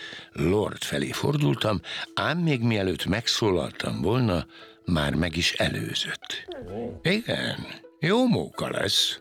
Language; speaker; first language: Hungarian; native; Hungarian